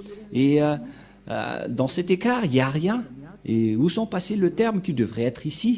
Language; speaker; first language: French; non-native, local second language; Malagasy